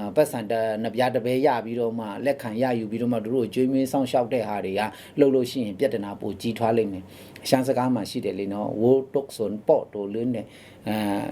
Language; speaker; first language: Burmese; non-native, local second language; Shan